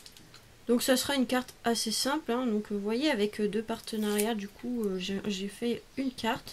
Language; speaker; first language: French; native; French